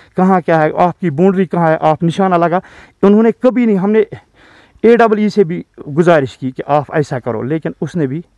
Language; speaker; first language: Hindi; non-native, local second language; Kashmiri